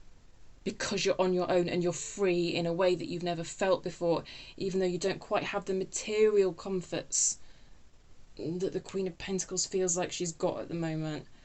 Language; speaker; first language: English; native; English